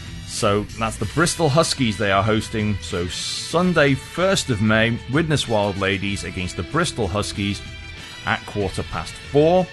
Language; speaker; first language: English; native; English